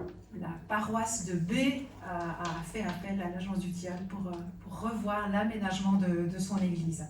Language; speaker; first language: French; native; French